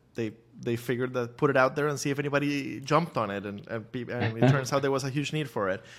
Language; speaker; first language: English; non-native, fluent; Spanish